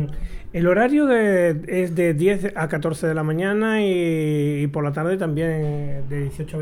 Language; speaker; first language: Spanish; native; Spanish